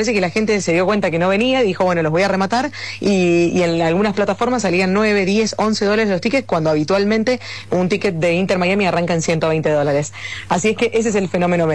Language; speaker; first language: Spanish; native; Spanish